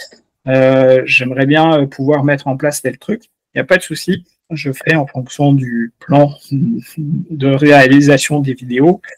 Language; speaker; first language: French; native; French